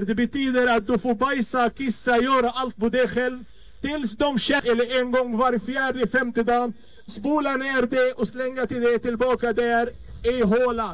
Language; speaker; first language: Swedish; non-native, fluent; Arabic